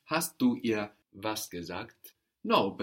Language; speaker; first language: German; non-native, fluent; English